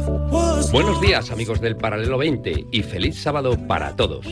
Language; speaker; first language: Spanish; native; Spanish